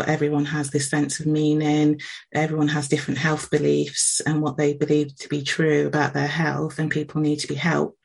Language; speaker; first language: English; native; English